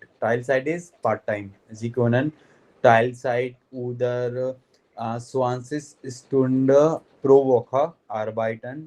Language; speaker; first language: German; non-native, fluent; Hindi